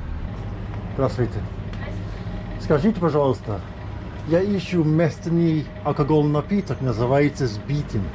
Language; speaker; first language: Russian; non-native, learner; English